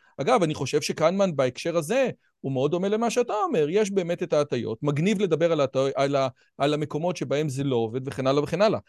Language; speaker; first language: Hebrew; native; Hebrew